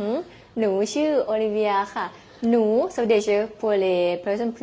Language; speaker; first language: French; non-native, learner; Thai